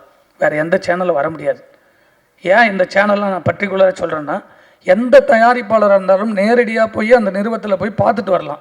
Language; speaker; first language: Tamil; native; Tamil